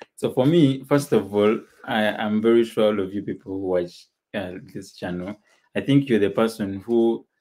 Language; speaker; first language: English; non-native, local second language; Ganda